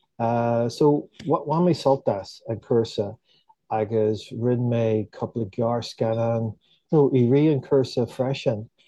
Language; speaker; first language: Irish; non-native, local second language; English